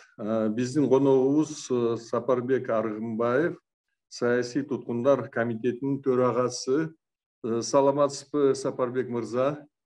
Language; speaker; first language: Kyrgyz; native; Kyrgyz